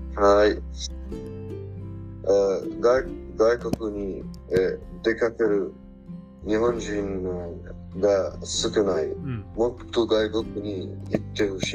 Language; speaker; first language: Japanese; non-native, learner; Arabic